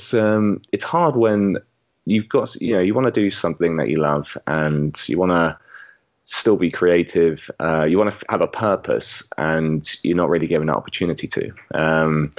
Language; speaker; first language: English; native; English